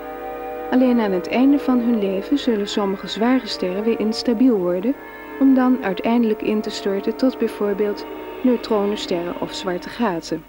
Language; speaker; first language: Dutch; native; Dutch